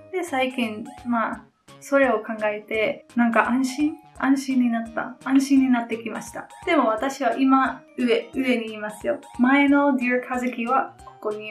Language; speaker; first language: Japanese; non-native, learner; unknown